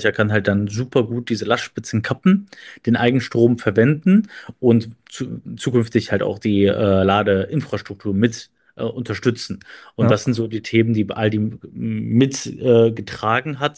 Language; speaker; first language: German; native; German